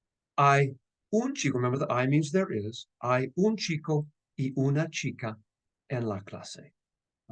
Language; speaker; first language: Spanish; non-native, fluent; English